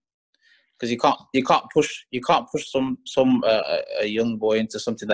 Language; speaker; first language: English; native; English